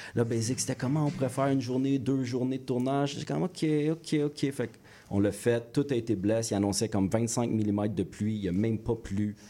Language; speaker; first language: French; native; French